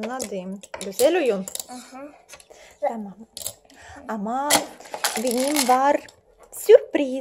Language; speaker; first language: Turkish; non-native, learner; Russian